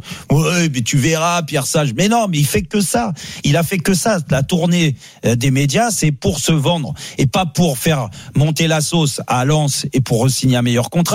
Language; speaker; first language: French; native; French